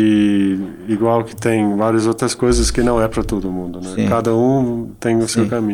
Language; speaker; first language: Portuguese; non-native, fluent; Dutch